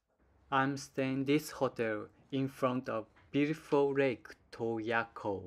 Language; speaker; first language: English; non-native, learner; Japanese